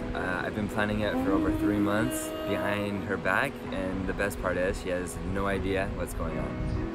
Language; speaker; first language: English; native; English